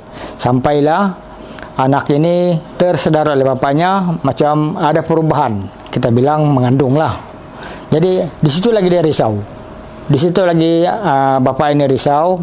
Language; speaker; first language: Malay; non-native, local second language; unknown